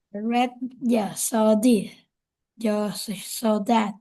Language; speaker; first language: English; non-native, learner; Vietnamese